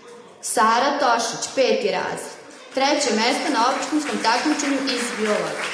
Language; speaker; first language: Serbian; native; Serbian